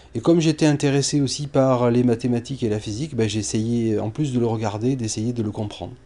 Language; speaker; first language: French; native; French